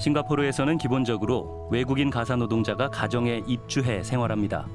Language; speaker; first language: Korean; native; Korean